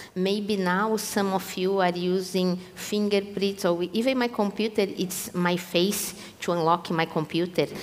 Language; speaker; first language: English; non-native, fluent; Portuguese